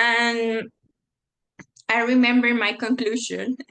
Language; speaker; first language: English; non-native, fluent; Spanish